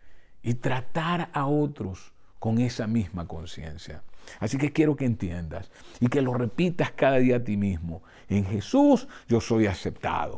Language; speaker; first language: Spanish; native; Spanish